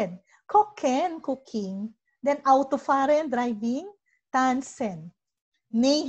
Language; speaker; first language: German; non-native, learner; Filipino